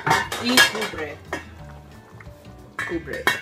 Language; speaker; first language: Spanish; non-native, learner; English